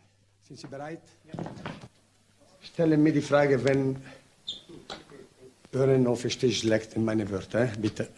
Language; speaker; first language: German; non-native, learner; Italian